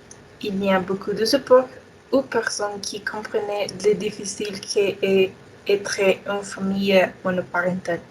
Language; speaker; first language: French; non-native, learner; Spanish